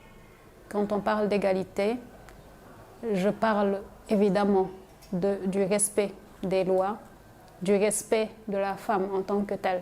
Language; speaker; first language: French; non-native, local second language; Wolof